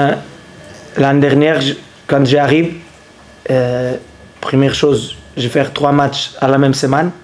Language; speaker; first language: French; non-native, learner; Portuguese